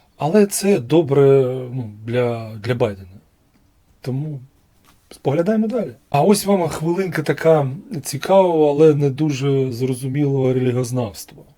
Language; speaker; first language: Ukrainian; non-native, local second language; Russian